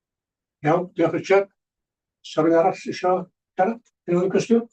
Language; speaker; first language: Welsh; native; Welsh